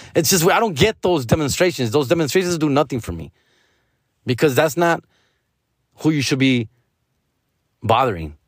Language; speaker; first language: English; early bilingual, other home language; Spanish